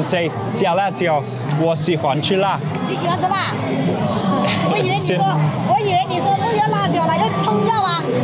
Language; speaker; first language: Chinese; non-native, learner; English